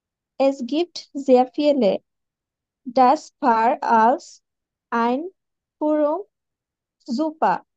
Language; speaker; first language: German; non-native, learner; Bangla